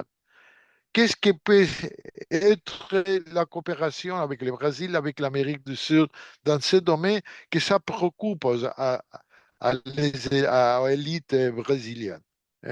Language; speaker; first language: French; non-native, fluent; Portuguese